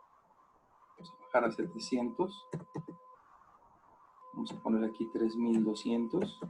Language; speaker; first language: Spanish; native; Spanish